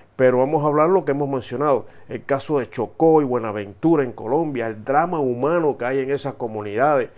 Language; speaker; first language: Spanish; native; Spanish